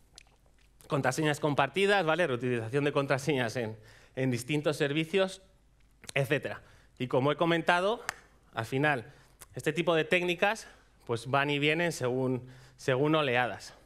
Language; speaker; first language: Spanish; native; Spanish